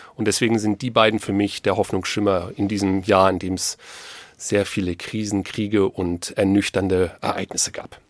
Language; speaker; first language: German; native; German